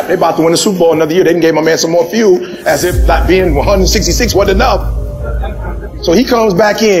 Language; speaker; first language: English; native; English